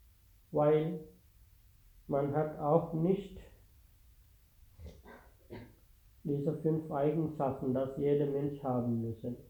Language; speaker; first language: German; non-native, fluent; Sinhala